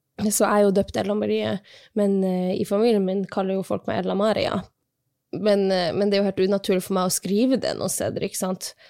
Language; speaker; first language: Norwegian; non-native, local second language; Northern Sami